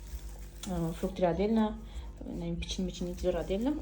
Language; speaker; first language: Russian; non-native, local second language; Tajik